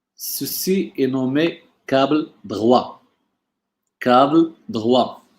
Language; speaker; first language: French; non-native, local second language; Arabic